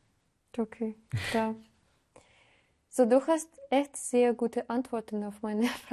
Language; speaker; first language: German; non-native, learner; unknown